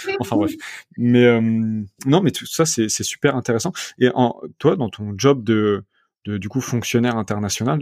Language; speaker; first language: French; native; French